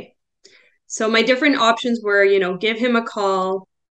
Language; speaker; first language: English; native; English